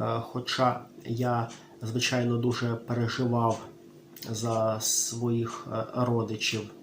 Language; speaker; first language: Ukrainian; non-native, local second language; Russian